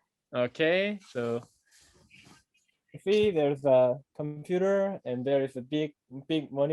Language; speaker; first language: English; non-native, fluent; Korean